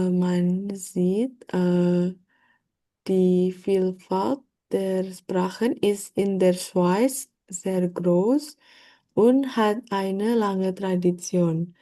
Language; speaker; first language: German; non-native, learner; Indonesian